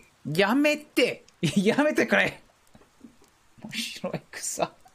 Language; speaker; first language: Japanese; non-native, learner; English